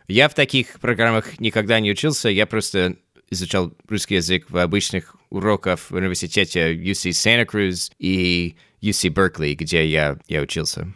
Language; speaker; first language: Russian; non-native, fluent; English